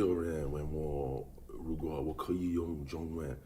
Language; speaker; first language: Chinese; non-native, learner; English